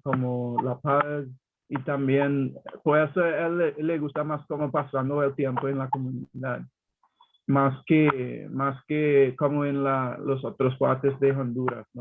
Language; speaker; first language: Spanish; non-native, learner; English